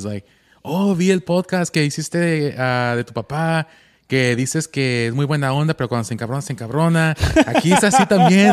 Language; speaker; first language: Spanish; early bilingual, heritage; Spanish